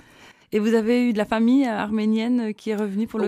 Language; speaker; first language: French; native; French